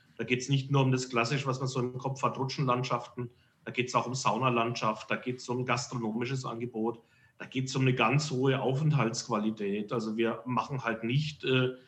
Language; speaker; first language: German; native; German